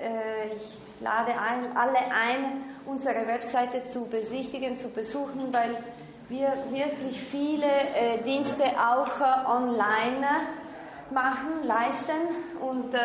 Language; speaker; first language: German; non-native, local second language; Italian